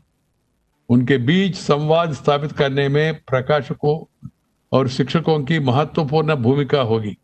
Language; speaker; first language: Hindi; non-native, local second language; Telugu